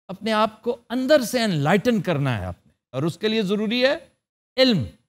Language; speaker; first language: Urdu; native; Urdu